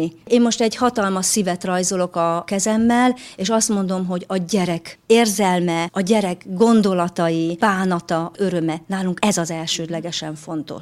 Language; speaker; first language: Hungarian; native; Hungarian